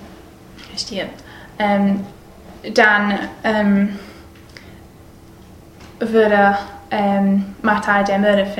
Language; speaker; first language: German; non-native, learner; English